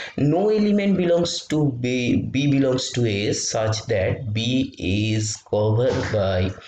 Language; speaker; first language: English; non-native, local second language; Bangla